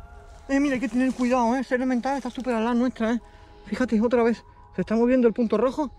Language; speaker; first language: Spanish; native; Spanish